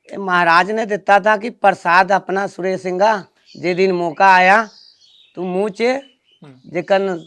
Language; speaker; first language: Punjabi; non-native, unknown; Nepali